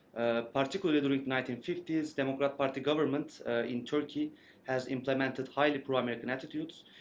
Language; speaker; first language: English; non-native, fluent; Turkish